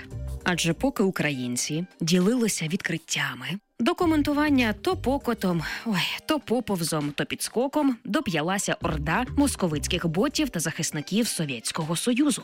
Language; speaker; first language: Ukrainian; native; Ukrainian